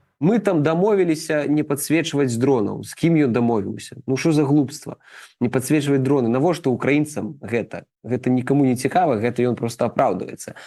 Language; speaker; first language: Belarusian; native; Belarusian